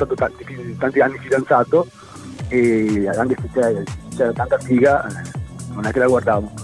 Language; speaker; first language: Italian; native; Italian